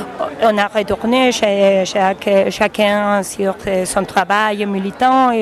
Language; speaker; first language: French; non-native, learner; Spanish